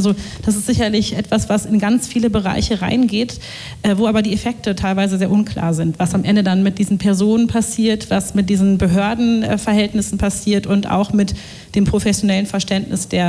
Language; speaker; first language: German; native; German